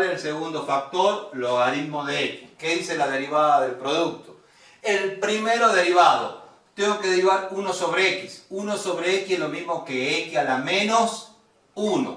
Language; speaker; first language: Spanish; native; Spanish